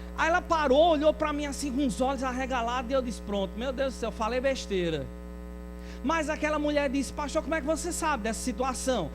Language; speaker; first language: Portuguese; native; Portuguese